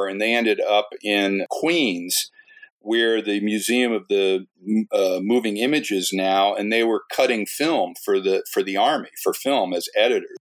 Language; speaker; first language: English; native; English